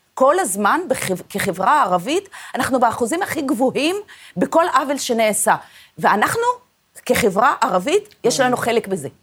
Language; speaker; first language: Hebrew; non-native, local second language; Arabic